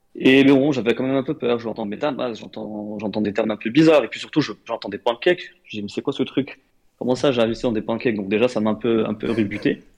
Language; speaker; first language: French; non-native, local second language; Arabic